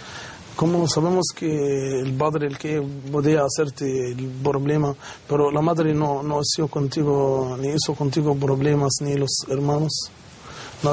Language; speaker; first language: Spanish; non-native, learner; Arabic